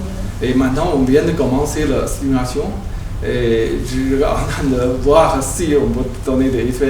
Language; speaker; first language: French; non-native, learner; Chinese